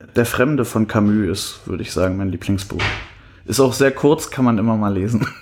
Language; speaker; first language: German; native; German